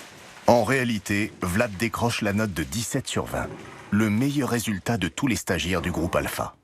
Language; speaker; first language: French; native; French